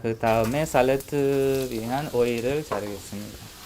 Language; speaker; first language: Korean; non-native, learner; Hungarian